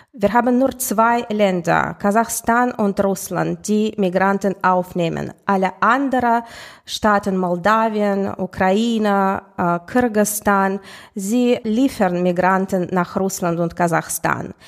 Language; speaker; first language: German; non-native, fluent; Russian